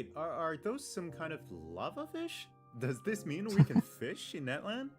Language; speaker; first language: English; native; English